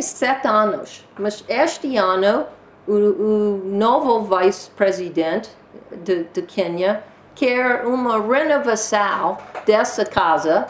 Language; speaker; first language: Portuguese; non-native, learner; English